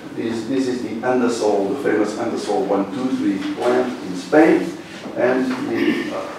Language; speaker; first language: English; non-native, fluent; Portuguese